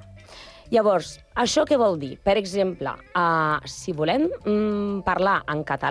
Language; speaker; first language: Catalan; non-native, learner; Spanish